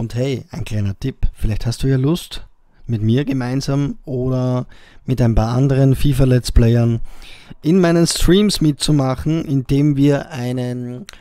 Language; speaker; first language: German; native; German